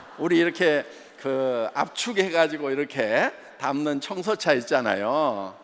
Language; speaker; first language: Korean; native; Korean